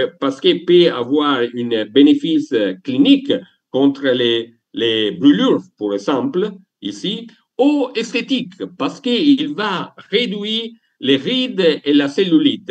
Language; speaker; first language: French; non-native, learner; Italian